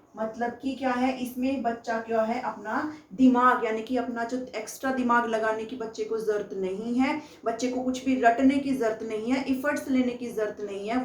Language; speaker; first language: Hindi; native; Hindi